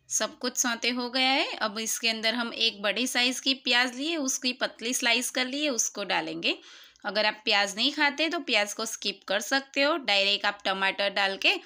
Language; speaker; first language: Hindi; non-native, local second language; Gujarati